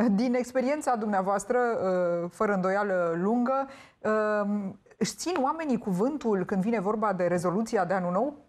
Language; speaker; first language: Romanian; native; Romanian